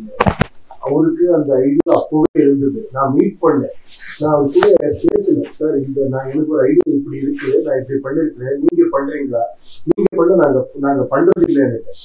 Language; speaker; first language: Tamil; non-native, learner; Kannada